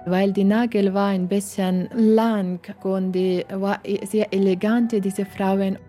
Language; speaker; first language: German; non-native, learner; Persian